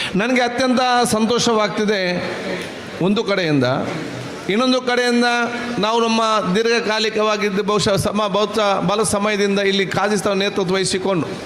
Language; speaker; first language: Kannada; non-native, local second language; Badaga